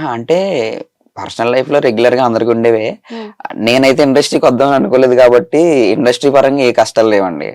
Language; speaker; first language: Telugu; native; Telugu